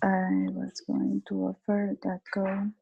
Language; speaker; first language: English; non-native, learner; Spanish